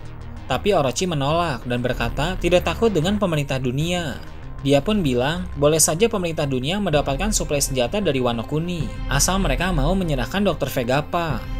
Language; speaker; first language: Indonesian; native; Indonesian